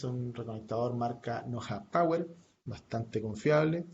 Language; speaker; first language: Spanish; native; Spanish